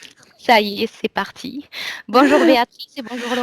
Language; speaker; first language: French; native; French